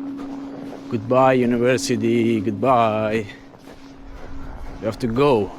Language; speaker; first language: English; non-native, learner; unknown